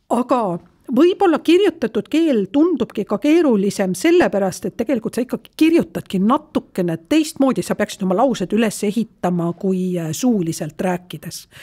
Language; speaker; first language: Estonian; native; Estonian